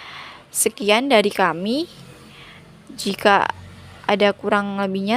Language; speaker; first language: Indonesian; native; Indonesian